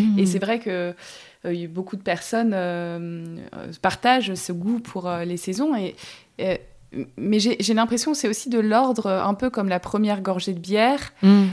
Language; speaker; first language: French; native; French